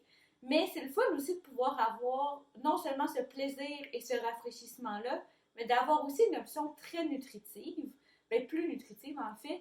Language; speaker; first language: French; native; French